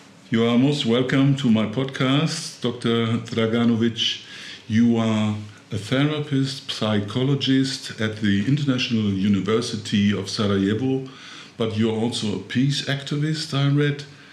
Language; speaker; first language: English; non-native, fluent; German